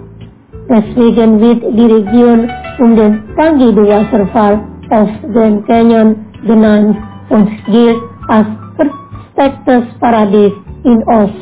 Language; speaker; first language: German; non-native, learner; Indonesian